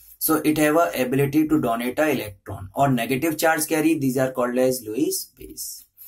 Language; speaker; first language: English; non-native, local second language; Hindi